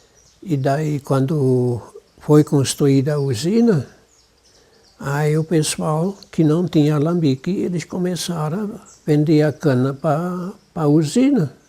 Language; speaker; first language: Portuguese; non-native, local second language; German